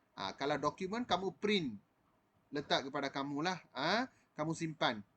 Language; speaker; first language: Malay; non-native, local second language; Tamil